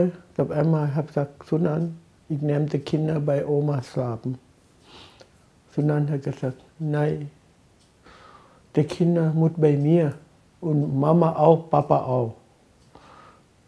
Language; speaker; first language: German; non-native, learner; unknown